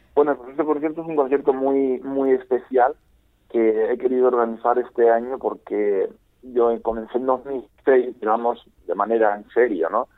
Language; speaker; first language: Spanish; native; Spanish